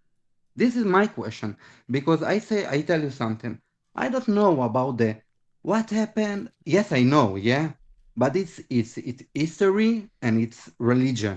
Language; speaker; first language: English; non-native, learner; Hebrew